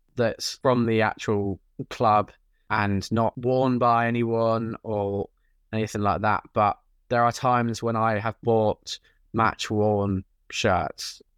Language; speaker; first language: English; native; English